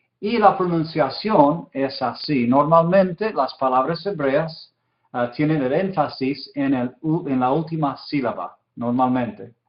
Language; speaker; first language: Spanish; non-native, fluent; English